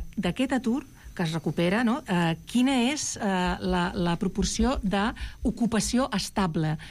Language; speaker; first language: Catalan; non-native, local second language; Spanish